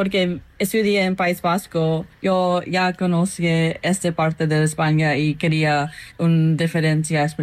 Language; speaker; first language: Spanish; non-native, fluent; English